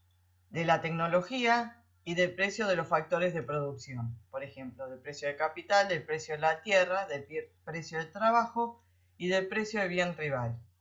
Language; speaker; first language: Spanish; native; Spanish